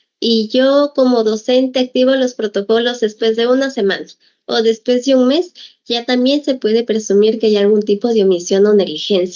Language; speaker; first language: Spanish; native; Spanish